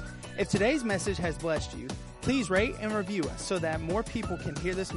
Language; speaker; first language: English; native; English